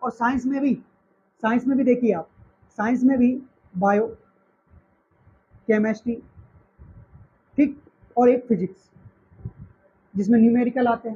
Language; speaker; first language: Hindi; native; Hindi